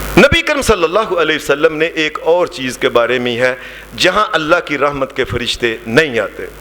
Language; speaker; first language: Urdu; non-native, local second language; Punjabi